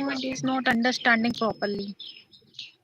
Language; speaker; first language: English; non-native, learner; Hindi